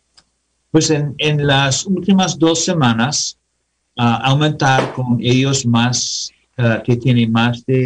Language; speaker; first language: Spanish; non-native, learner; English